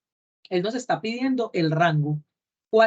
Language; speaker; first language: Spanish; native; Spanish